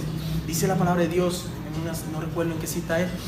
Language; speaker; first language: Spanish; native; Spanish